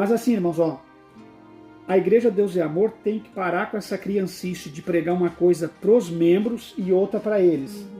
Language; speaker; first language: Portuguese; native; Portuguese